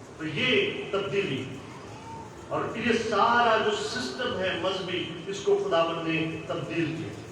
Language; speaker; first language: Urdu; non-native, local second language; Punjabi